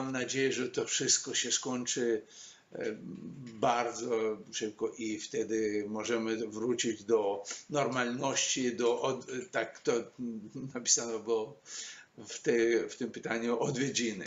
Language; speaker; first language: Polish; non-native, learner; Hebrew